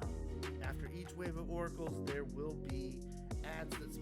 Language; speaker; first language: English; native; English